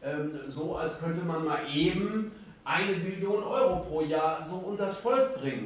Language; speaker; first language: German; native; German